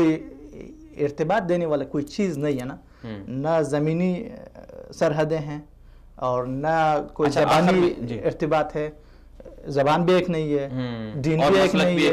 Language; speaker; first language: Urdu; non-native, fluent; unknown